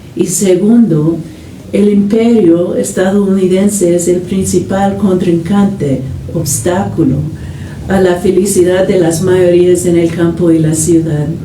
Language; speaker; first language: Spanish; non-native, fluent; English